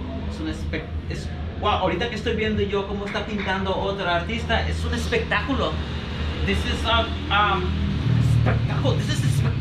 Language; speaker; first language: Spanish; native; Spanish